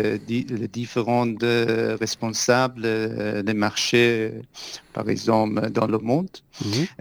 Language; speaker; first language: French; non-native, fluent; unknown